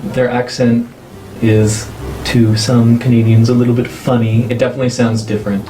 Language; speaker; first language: English; native; English